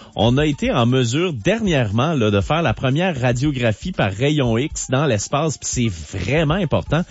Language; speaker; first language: French; native; French